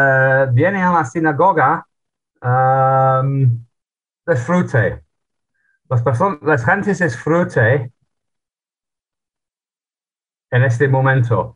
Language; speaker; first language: Spanish; non-native, learner; English